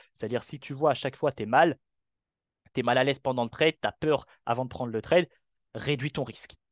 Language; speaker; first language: French; non-native, local second language; Arabic